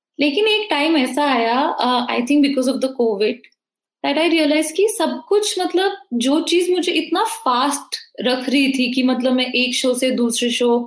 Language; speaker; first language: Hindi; native; Hindi